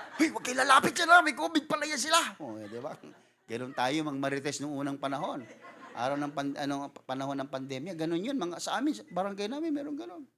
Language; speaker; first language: Filipino; non-native, local second language; Cebuano